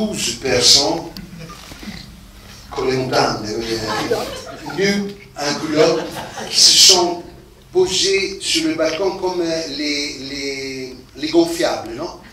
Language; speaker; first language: French; non-native, fluent; Italian